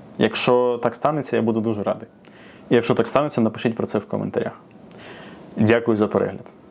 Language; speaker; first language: Ukrainian; non-native, local second language; Russian